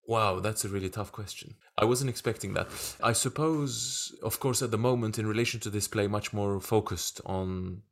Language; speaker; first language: English; non-native, fluent; Turkish